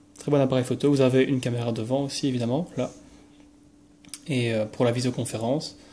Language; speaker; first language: French; native; French